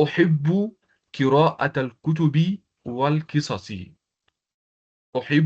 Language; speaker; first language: Arabic; non-native, local second language; Comorian